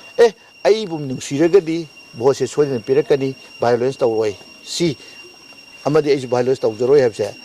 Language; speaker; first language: Manipuri; native; Manipuri